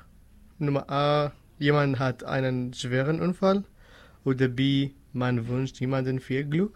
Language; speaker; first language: German; non-native, learner; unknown